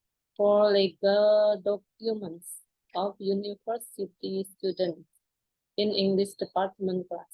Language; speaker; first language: English; non-native, fluent; Indonesian